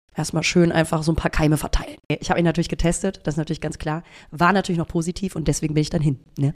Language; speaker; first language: German; native; German